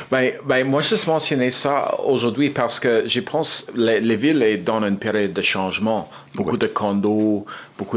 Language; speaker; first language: French; non-native, learner; English